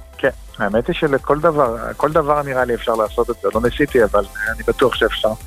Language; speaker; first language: Hebrew; native; Hebrew